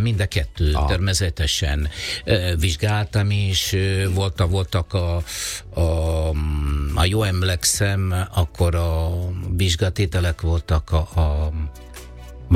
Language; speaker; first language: Hungarian; non-native, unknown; Italian